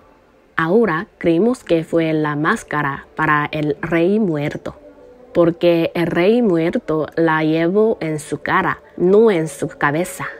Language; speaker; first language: Spanish; non-native, learner; Korean